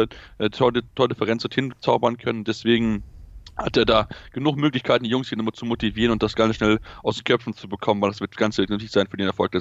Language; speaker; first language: German; native; German